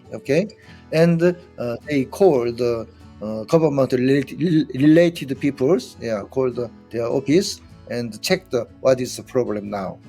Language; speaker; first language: English; non-native, learner; Korean